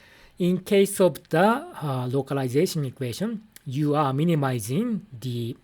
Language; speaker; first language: English; non-native, fluent; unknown